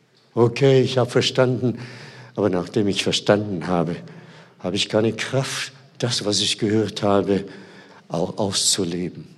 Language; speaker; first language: German; non-native, fluent; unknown